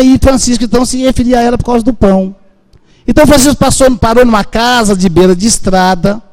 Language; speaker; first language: Portuguese; native; Portuguese